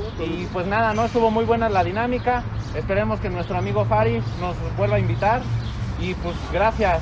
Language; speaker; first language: Spanish; native; Spanish